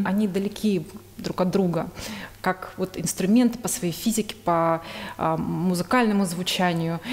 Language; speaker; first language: Russian; native; Russian